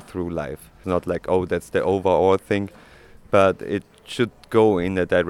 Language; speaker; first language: English; non-native, fluent; Spanish